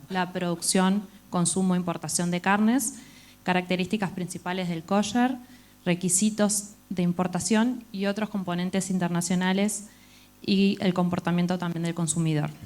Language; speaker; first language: Spanish; native; Spanish